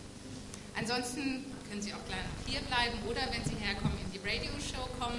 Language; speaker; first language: German; native; German